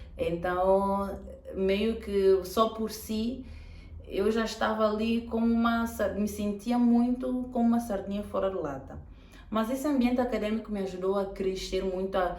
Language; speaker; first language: Portuguese; native; Portuguese